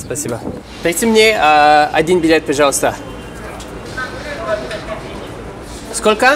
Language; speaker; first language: Russian; non-native, learner; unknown